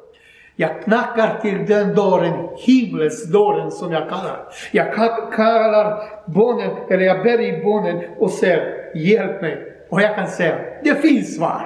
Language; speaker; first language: Swedish; non-native, learner; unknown